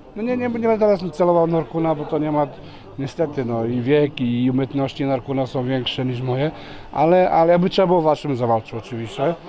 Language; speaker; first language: Polish; non-native, fluent; Serbian